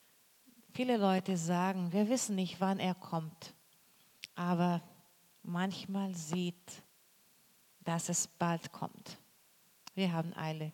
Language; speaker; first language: German; non-native, learner; Portuguese